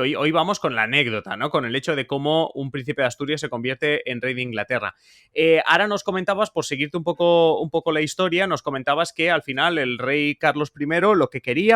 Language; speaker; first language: Spanish; native; Spanish